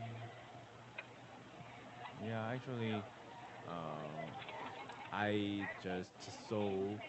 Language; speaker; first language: English; non-native, learner; Korean